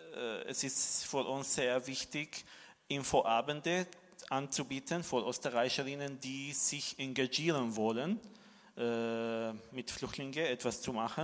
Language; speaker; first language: German; non-native, fluent; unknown